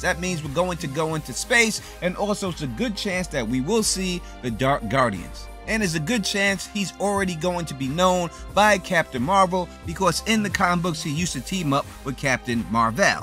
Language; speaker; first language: English; native; English